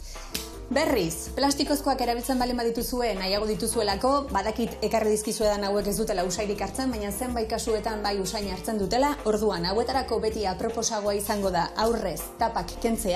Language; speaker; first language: Basque; native; Basque